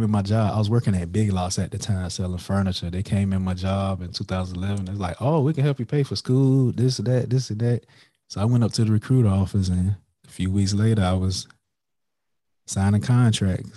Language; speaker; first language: English; native; English